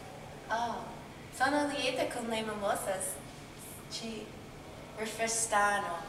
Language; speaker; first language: Italian; non-native, learner; English